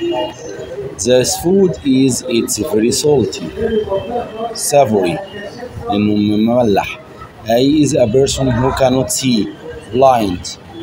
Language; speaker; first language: English; non-native, fluent; Arabic